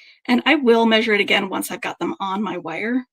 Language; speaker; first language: English; native; English